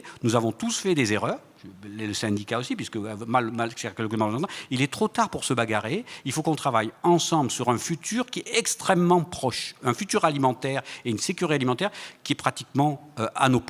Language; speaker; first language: French; native; French